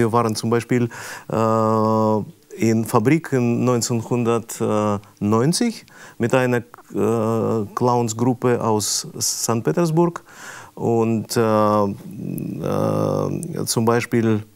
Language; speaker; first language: German; non-native, fluent; Russian